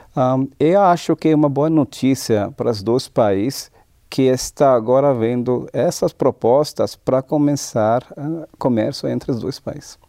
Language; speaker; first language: Portuguese; non-native, fluent; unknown